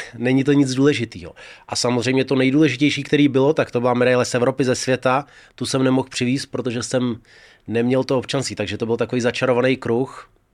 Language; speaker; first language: Czech; early bilingual, other home language; Russian